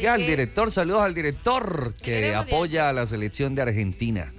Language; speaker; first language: Spanish; native; Spanish